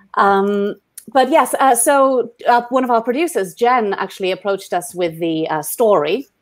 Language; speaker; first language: English; native; English